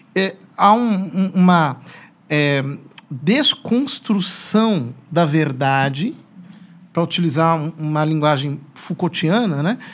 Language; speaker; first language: Portuguese; native; Portuguese